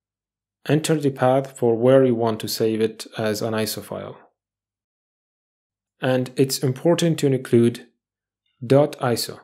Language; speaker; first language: English; non-native, fluent; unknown